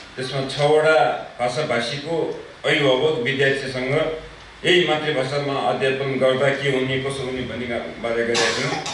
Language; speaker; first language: Nepali; non-native, local second language; Newari